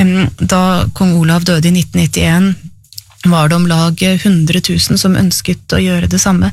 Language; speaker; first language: Norwegian; native; Norwegian